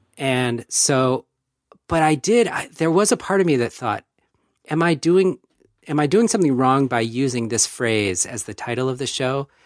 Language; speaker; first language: English; native; English